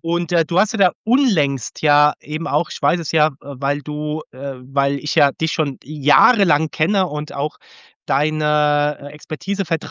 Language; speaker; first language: German; native; German